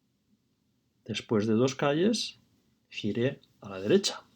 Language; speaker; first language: Spanish; non-native, fluent; English